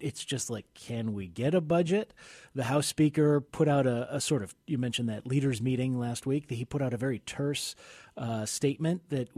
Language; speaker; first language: English; native; English